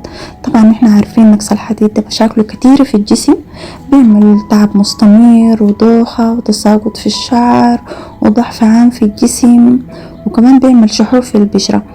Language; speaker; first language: Arabic; native; Arabic